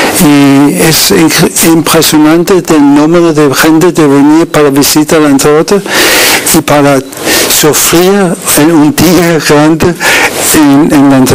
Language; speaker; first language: Spanish; non-native, learner; Danish